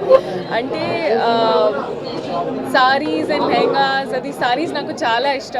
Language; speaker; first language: Telugu; non-native, learner; Hindi